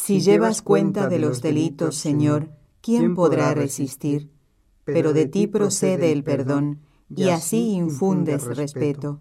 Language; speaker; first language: Spanish; native; Spanish